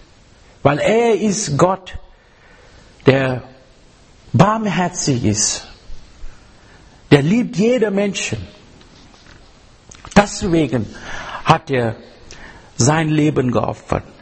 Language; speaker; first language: German; non-native, fluent; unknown